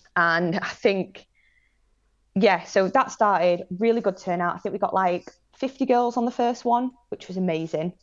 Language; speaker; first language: English; native; English